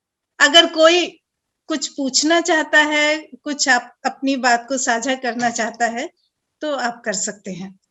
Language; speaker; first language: Hindi; native; Hindi